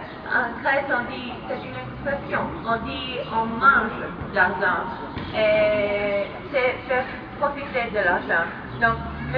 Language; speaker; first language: French; non-native, fluent; Greek